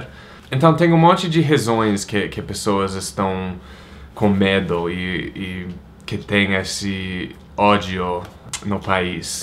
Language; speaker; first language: Portuguese; non-native, fluent; English